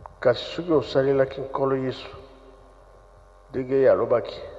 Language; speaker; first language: Lingala; non-native, local second language; Kongo